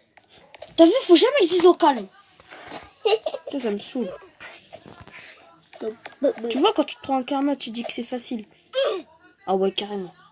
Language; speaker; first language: French; native; French